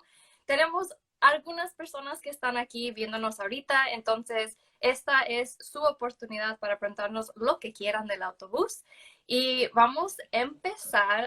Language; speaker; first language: Spanish; early bilingual, other home language; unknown